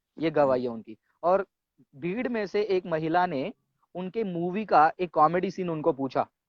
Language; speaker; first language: Hindi; non-native, local second language; Tamil